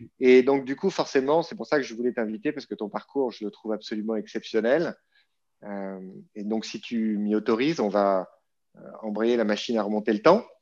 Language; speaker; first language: French; native; French